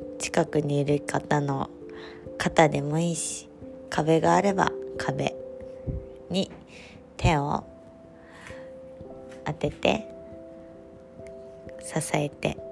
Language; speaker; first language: Japanese; native; Japanese